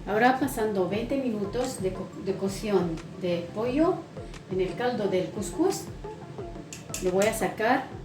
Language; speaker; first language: Spanish; non-native, fluent; Arabic